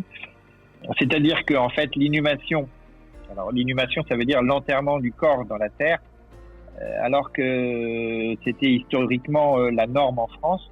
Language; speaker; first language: French; native; French